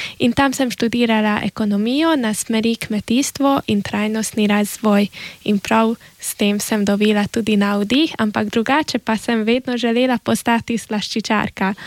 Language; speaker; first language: Slovenian; early bilingual, heritage; Slovenian